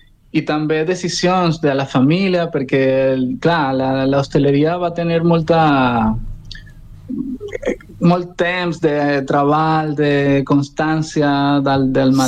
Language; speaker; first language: Catalan; non-native, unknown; Spanish